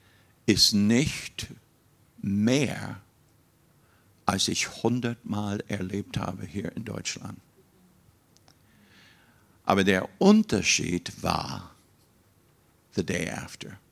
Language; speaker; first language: German; non-native, fluent; English